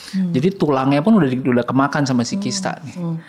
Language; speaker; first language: Indonesian; native; Indonesian